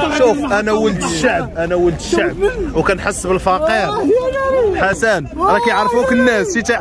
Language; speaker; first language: Arabic; native; Arabic